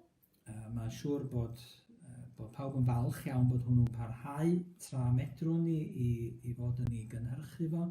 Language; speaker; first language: Welsh; native; Welsh